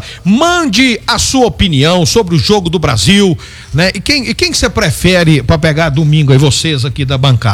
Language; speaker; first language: Portuguese; native; Portuguese